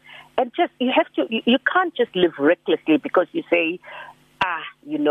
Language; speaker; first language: English; non-native, local second language; Zulu